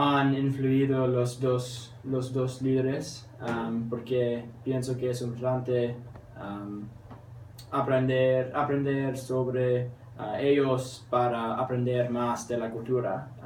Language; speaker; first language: Spanish; non-native, learner; English